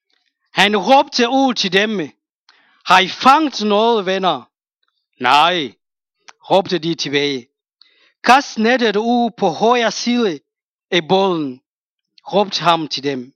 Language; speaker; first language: Danish; non-native, fluent; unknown